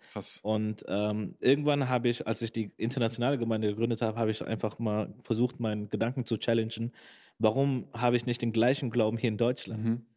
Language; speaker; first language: German; native; German